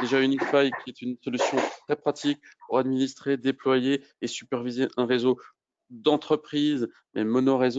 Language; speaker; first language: French; native; French